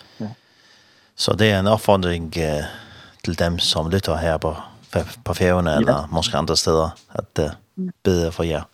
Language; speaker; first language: Danish; non-native, learner; Faroese